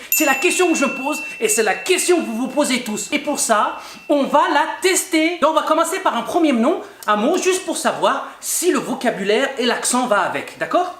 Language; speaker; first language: French; native; French